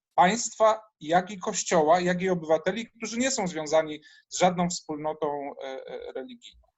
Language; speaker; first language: Polish; native; Polish